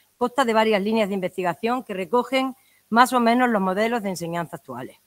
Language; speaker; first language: Spanish; native; Spanish